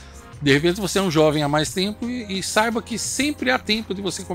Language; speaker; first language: Portuguese; native; Portuguese